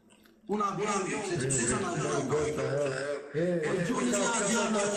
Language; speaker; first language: Italian; non-native, learner; Albanian